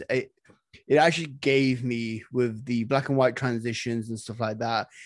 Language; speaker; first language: English; native; English